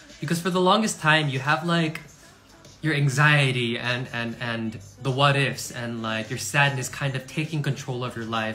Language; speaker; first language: English; early bilingual, other home language; Korean